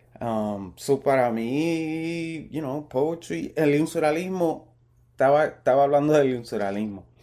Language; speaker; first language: Spanish; early bilingual, heritage; Spanish